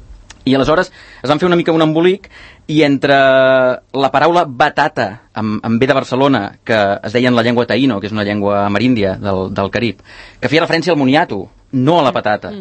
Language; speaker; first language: Catalan; native; Catalan